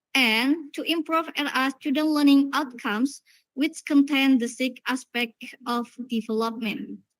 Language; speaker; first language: English; non-native, learner; Indonesian